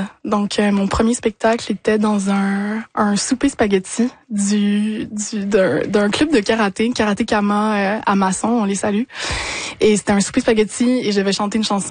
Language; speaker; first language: French; native; French